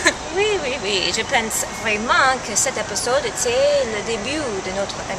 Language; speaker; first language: French; non-native, learner; English